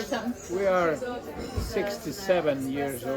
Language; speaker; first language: English; non-native, learner; Spanish